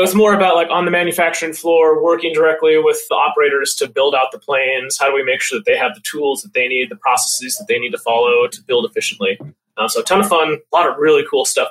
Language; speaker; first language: English; native; English